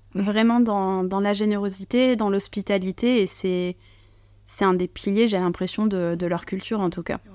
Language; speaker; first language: French; native; French